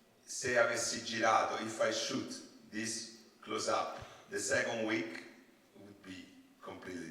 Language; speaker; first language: English; non-native, learner; Italian